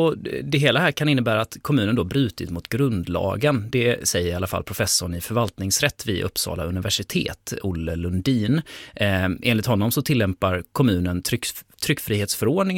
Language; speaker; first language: Swedish; native; Swedish